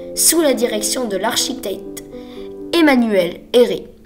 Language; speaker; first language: French; native; French